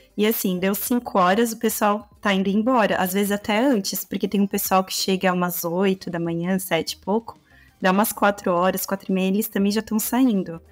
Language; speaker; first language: Portuguese; native; Portuguese